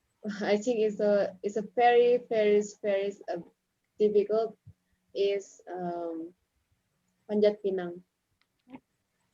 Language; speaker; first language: English; non-native, learner; Indonesian